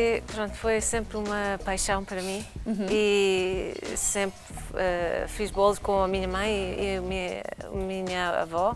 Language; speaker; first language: Portuguese; non-native, fluent; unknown